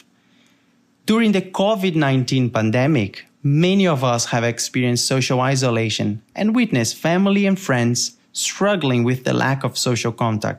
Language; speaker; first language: English; non-native, fluent; Portuguese